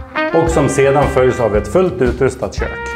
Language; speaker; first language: Swedish; native; Swedish